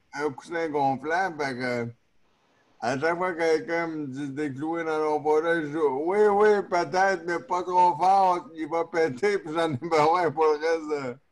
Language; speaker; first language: French; native; French